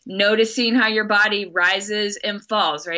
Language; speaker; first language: English; native; English